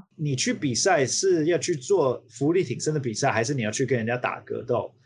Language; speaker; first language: Chinese; early bilingual, heritage; Chinese